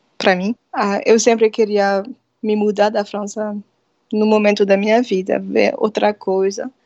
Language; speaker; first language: Portuguese; non-native, fluent; French